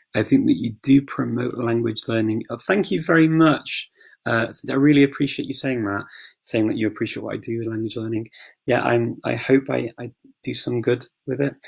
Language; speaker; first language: English; native; English